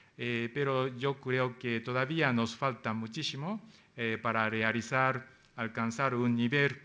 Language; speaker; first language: Spanish; non-native, fluent; Japanese